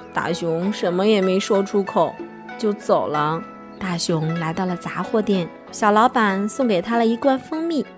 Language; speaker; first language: Chinese; native; Chinese